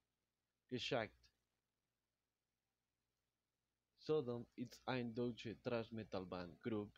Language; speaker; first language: German; non-native, learner; Spanish